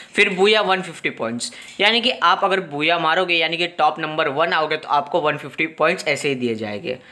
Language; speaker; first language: Hindi; non-native, local second language; Gujarati